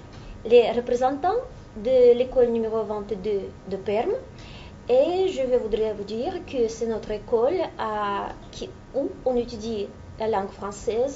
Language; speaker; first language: French; non-native, fluent; Russian